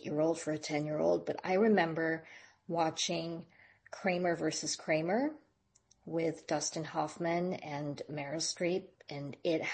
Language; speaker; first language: English; non-native, local second language; Filipino